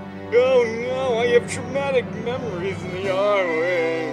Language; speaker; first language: English; native; English